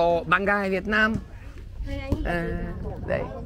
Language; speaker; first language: Vietnamese; non-native, learner; Polish